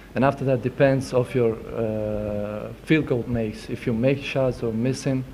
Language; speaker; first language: English; non-native, fluent; Turkish